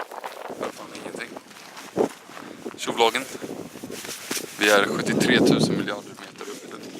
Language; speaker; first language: Swedish; native; Swedish